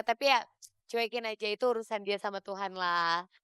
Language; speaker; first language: Indonesian; native; Indonesian